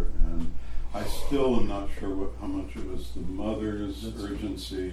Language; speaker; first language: English; native; English